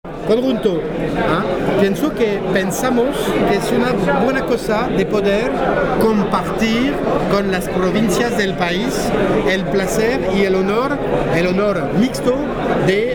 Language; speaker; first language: Spanish; non-native, fluent; French